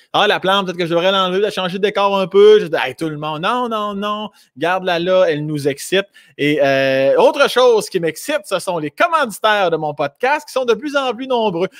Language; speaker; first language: French; native; French